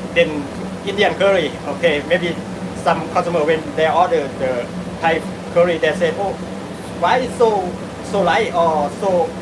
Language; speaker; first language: English; non-native, learner; Thai